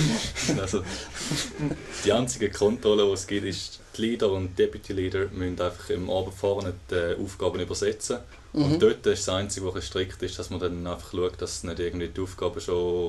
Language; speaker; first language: German; native; German